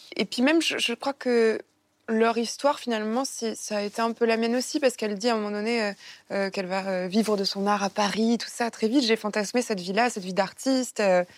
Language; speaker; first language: French; native; French